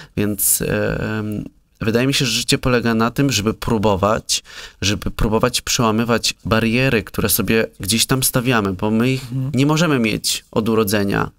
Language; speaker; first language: Polish; native; Polish